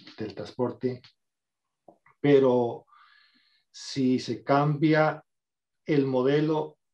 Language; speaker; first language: Spanish; native; Spanish